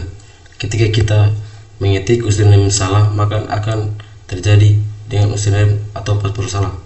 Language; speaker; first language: Indonesian; native; Indonesian